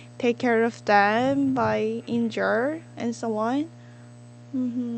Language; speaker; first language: English; non-native, learner; Korean